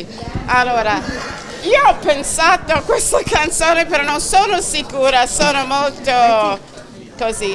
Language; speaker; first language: Italian; non-native, fluent; English